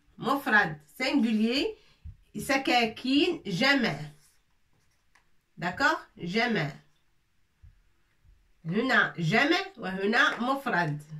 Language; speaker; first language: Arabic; non-native, fluent; French